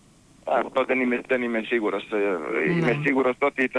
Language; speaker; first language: Greek; non-native, fluent; Serbian